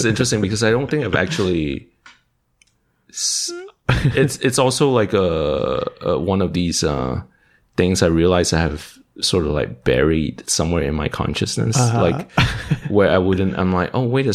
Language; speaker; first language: English; non-native, local second language; Cantonese